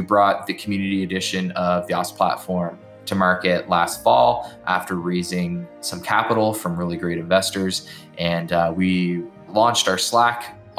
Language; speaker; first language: English; native; English